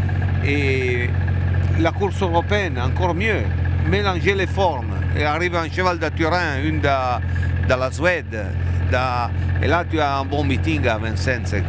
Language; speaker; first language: French; non-native, fluent; Italian